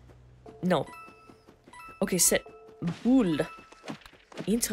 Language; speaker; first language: French; non-native, learner; English